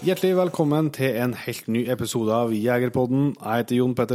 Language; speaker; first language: Norwegian; native; Norwegian